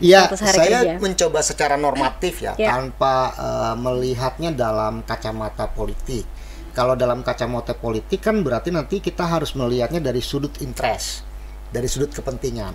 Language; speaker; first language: Indonesian; native; Indonesian